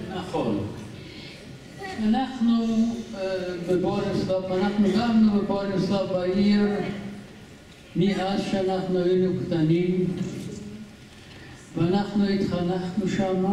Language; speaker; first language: Hebrew; non-native, fluent; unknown